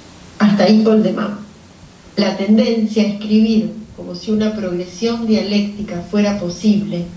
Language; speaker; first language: Spanish; native; Spanish